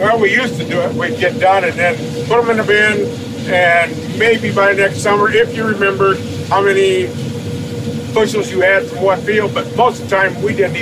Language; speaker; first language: English; native; English